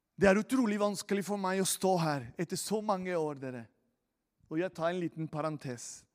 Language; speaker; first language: Norwegian; non-native, fluent; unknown